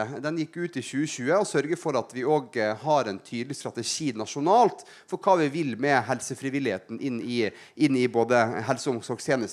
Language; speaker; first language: Norwegian; native; Norwegian